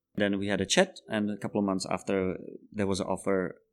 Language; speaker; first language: English; non-native, fluent; Czech